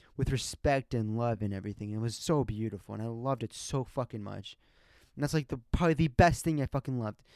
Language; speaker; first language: English; early bilingual, other home language; Spanish